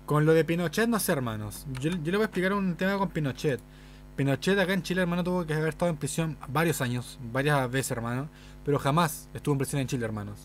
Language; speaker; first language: Spanish; native; Spanish